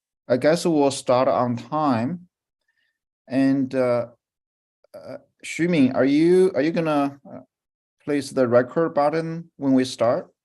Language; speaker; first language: English; non-native, fluent; Chinese